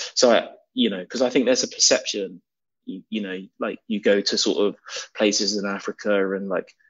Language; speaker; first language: English; native; English